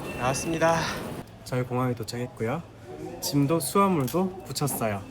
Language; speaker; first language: Korean; native; Korean